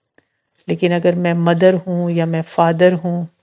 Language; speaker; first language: Hindi; native; Hindi